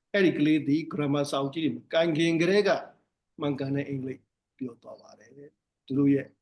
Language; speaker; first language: English; non-native, fluent; Burmese